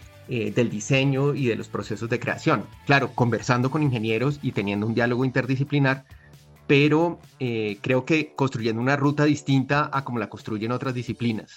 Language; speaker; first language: Spanish; native; Spanish